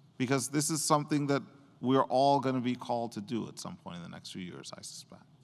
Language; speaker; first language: English; early bilingual, other home language; Spanish